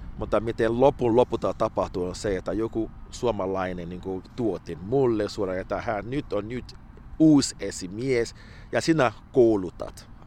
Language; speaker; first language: Finnish; non-native, fluent; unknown